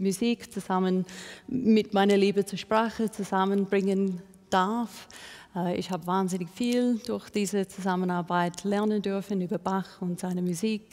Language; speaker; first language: German; non-native, fluent; English